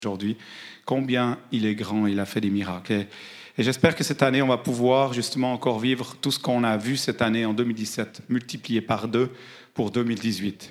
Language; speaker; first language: French; native; French